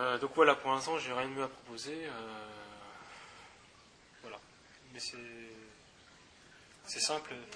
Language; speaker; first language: French; native; French